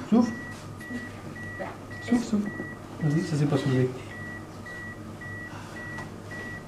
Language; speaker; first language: French; native; French